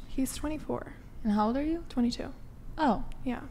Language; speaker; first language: English; native; English